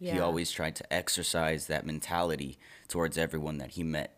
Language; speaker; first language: English; native; English